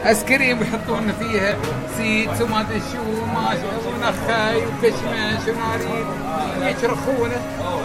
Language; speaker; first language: Arabic; native; Arabic